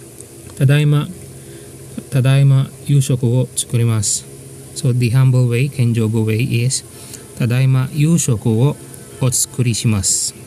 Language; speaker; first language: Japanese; non-native, fluent; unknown